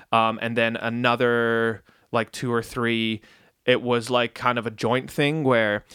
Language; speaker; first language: English; early bilingual, other home language; Dutch